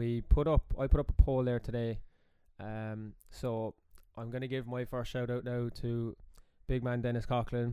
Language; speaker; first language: English; native; English